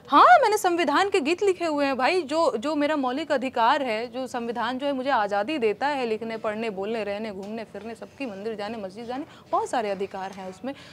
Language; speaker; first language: Hindi; non-native, local second language; Bhojpuri